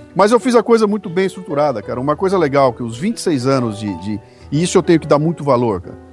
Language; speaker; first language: Portuguese; native; Portuguese